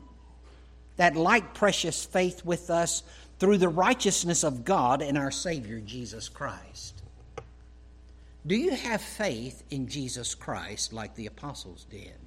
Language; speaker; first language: English; native; English